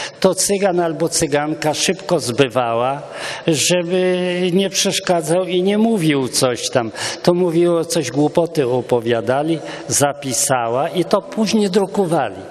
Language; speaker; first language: Polish; non-native, local second language; Romany